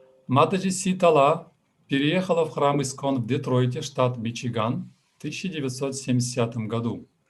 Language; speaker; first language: Russian; native; Russian